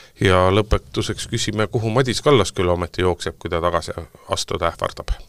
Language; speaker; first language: Estonian; native; Estonian